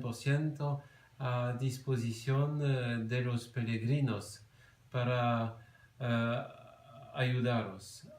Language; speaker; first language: Spanish; non-native, fluent; French